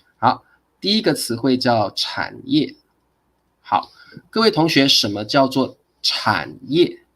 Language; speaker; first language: Chinese; native; Chinese